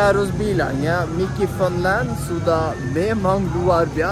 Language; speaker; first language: Indonesian; non-native, fluent; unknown